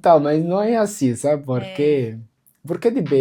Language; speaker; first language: Portuguese; non-native, local second language; Arabic